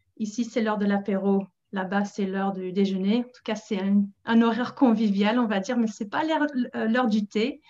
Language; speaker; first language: French; non-native, fluent; English